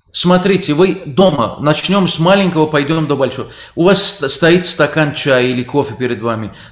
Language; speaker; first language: Russian; non-native, fluent; Arabic